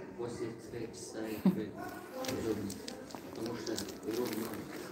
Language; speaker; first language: Russian; non-native, learner; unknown